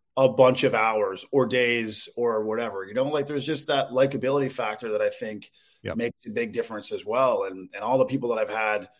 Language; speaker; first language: English; native; English